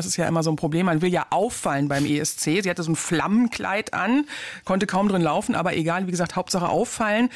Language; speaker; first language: German; native; German